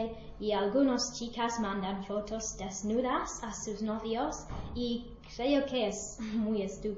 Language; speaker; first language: Spanish; non-native, learner; English